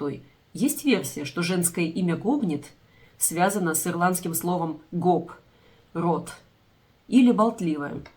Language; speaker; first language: Russian; native; Russian